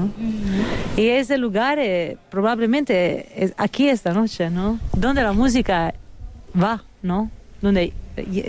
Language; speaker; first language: Spanish; non-native, fluent; Italian